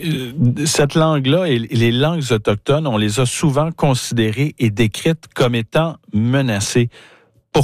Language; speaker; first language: French; native; French